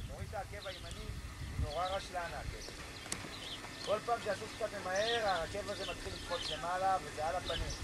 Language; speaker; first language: Hebrew; native; Hebrew